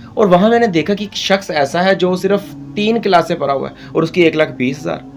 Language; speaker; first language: Urdu; non-native, local second language; Punjabi